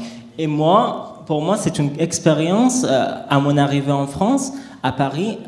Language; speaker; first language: French; non-native, learner; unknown